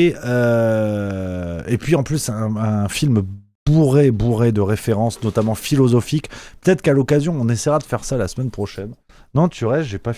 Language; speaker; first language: French; native; French